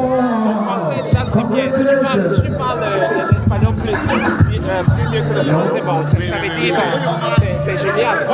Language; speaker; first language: French; non-native, learner; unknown